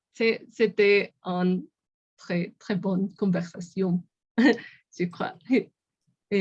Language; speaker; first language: French; non-native, learner; Spanish